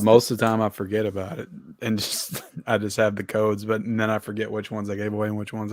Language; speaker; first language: English; native; English